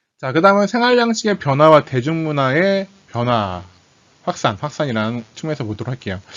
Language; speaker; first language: Korean; native; Korean